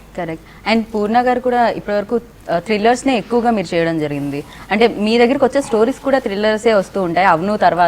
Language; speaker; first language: Telugu; native; Telugu